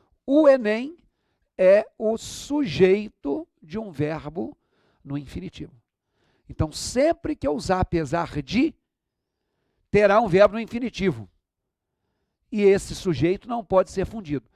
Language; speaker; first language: Portuguese; native; Portuguese